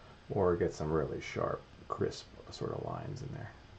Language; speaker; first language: English; native; English